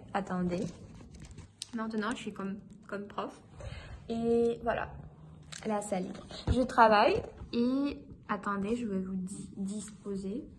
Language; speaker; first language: French; non-native, fluent; Russian